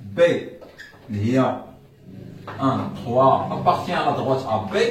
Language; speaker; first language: French; non-native, local second language; Arabic